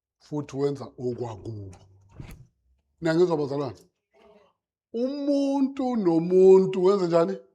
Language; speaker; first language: Zulu; native; Zulu